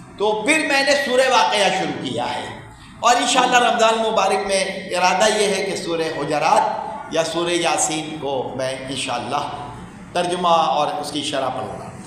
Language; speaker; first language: Urdu; native; Urdu